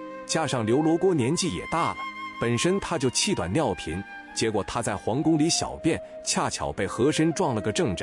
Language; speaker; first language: Chinese; native; Chinese